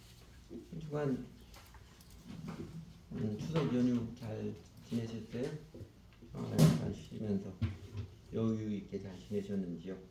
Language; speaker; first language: Korean; native; Korean